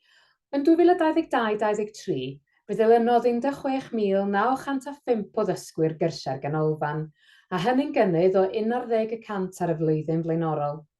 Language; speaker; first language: Welsh; native; Welsh